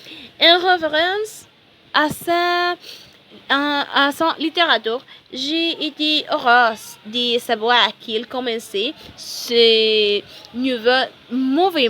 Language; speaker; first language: French; non-native, learner; Spanish